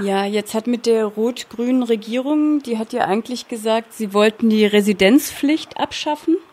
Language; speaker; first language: German; native; German